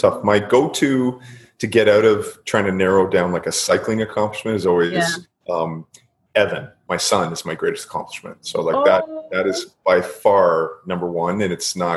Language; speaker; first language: English; native; English